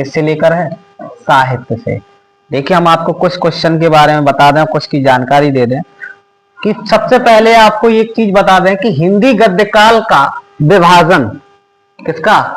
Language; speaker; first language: Hindi; native; Hindi